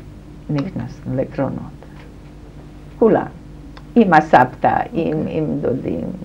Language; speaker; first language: Hebrew; non-native, fluent; German